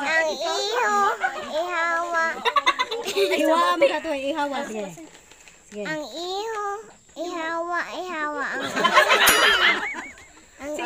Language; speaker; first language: Cebuano; native; Cebuano